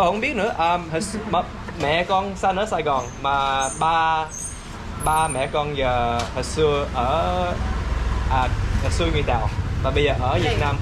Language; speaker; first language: Vietnamese; early bilingual, heritage; English